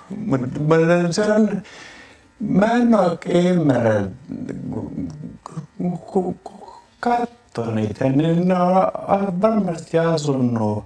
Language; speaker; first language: Finnish; non-native, local second language; Swedish